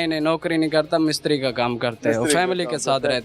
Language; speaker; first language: Hindi; non-native, local second language; Saraiki